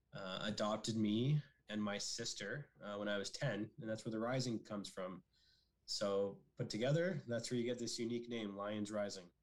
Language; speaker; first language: English; native; English